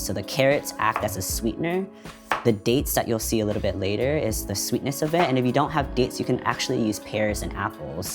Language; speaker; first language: English; early bilingual, other home language; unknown